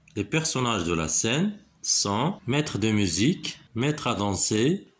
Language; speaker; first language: French; non-native, local second language; Arabic